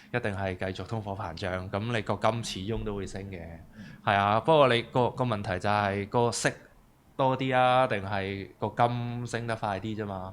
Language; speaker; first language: Cantonese; native; Cantonese